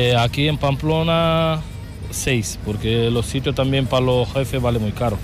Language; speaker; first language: Spanish; non-native, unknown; Romanian